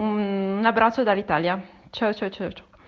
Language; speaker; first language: Spanish; non-native, fluent; Italian